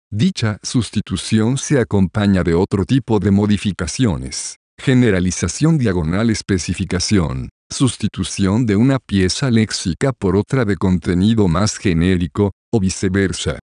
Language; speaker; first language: Spanish; native; Spanish